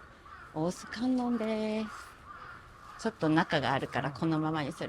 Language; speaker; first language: Japanese; native; Japanese